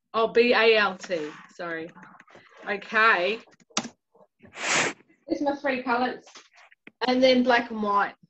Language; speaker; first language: English; native; English